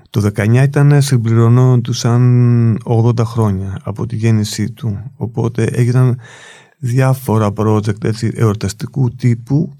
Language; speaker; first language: Greek; native; Greek